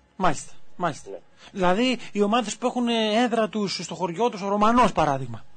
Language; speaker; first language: Greek; native; Greek